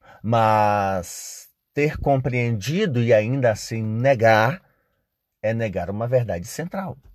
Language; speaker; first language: Portuguese; native; Portuguese